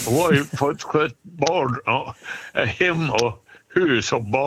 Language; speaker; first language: Swedish; native; Swedish